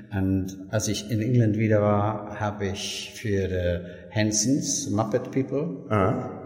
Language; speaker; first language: German; non-native, learner; English